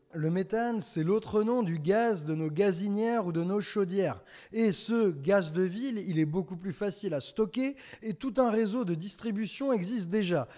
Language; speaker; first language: French; native; French